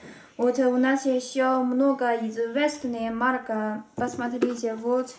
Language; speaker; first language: Russian; non-native, learner; Chinese